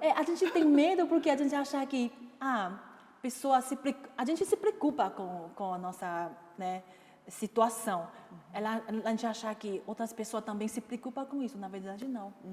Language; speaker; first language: Portuguese; non-native, fluent; Chinese